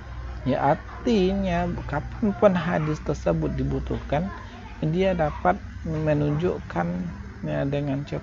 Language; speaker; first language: Indonesian; native; Indonesian